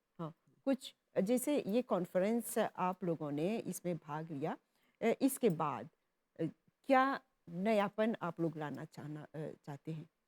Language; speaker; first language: Hindi; non-native, local second language; Morisyen